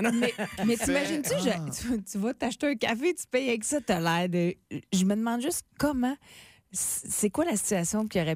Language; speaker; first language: French; native; French